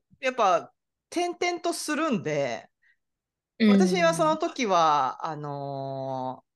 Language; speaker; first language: Japanese; native; Japanese